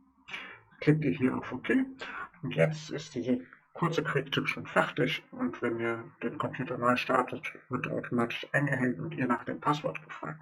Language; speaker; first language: German; native; German